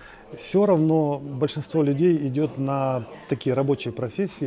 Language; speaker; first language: Russian; native; Russian